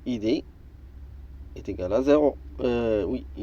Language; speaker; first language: French; non-native, local second language; Arabic